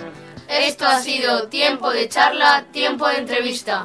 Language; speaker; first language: Spanish; native; Spanish